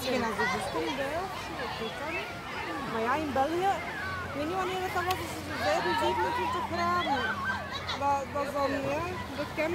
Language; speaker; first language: Dutch; early bilingual, other home language; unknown